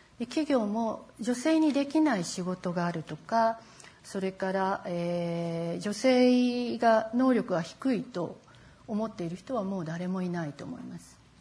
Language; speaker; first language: Japanese; native; Japanese